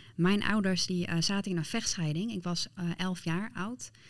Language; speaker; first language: Dutch; early bilingual, other home language; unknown